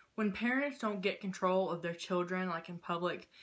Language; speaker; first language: English; native; English